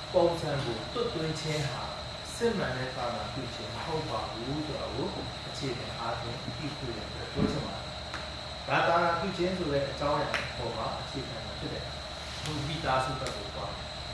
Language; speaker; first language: Burmese; non-native, local second language; Hakha Chin